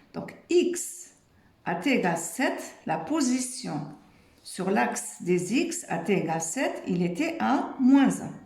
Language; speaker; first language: French; non-native, local second language; Arabic